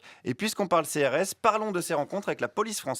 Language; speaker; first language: French; native; French